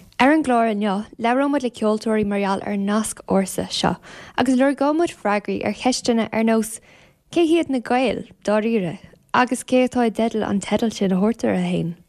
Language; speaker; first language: Irish; native; Irish